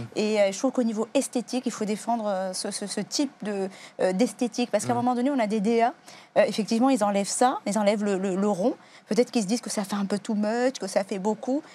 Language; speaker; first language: French; native; French